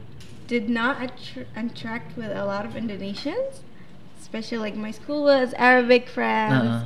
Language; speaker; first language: English; non-native, fluent; Arabic